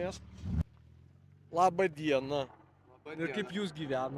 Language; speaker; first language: Lithuanian; native; Lithuanian